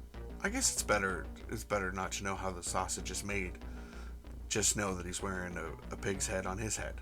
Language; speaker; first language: English; native; English